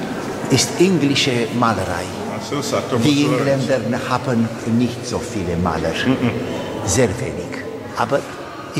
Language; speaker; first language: German; non-native, learner; Italian